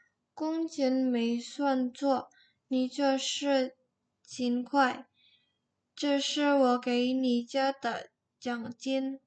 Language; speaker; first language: Chinese; non-native, learner; Indonesian